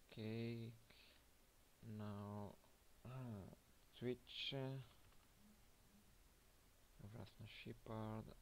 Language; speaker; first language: English; non-native, learner; French